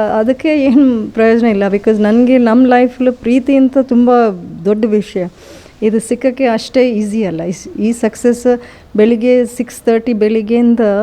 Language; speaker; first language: Kannada; non-native, fluent; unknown